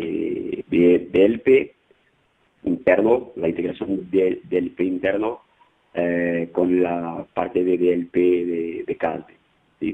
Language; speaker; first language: Spanish; non-native, fluent; Portuguese